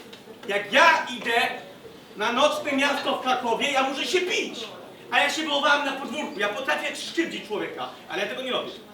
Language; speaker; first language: Polish; early bilingual, heritage; Danish